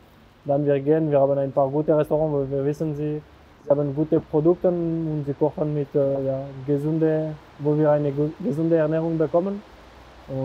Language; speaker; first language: German; non-native, local second language; French